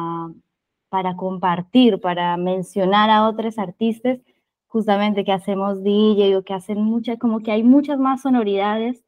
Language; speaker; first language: Spanish; native; Spanish